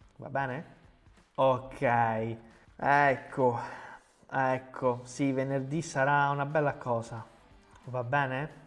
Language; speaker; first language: Italian; non-native, fluent; Portuguese